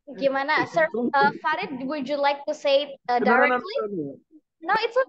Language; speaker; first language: English; non-native, fluent; Indonesian